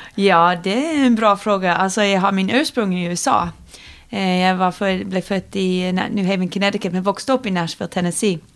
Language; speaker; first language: Swedish; non-native, fluent; English